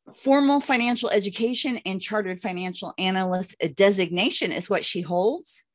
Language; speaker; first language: English; native; English